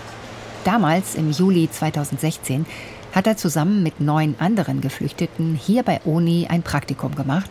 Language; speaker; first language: German; native; German